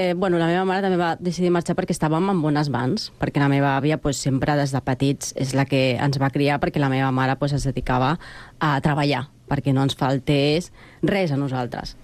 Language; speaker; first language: Catalan; early bilingual, other home language; Spanish